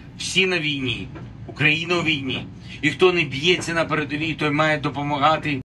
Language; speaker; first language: Ukrainian; non-native, local second language; Russian